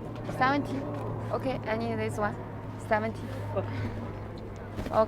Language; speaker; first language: English; non-native, learner; Chinese